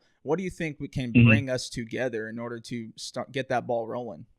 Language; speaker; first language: English; native; English